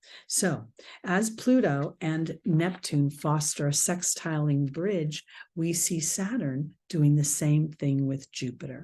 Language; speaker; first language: English; native; English